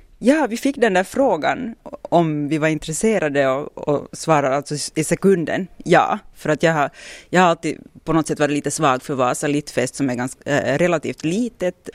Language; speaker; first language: Swedish; native; Swedish